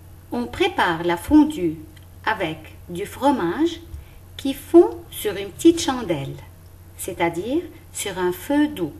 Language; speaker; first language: French; non-native, local second language; Arabic